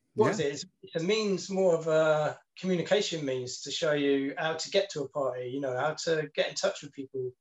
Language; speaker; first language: English; native; English